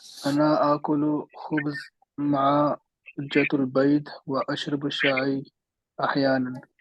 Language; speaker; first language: Arabic; non-native, learner; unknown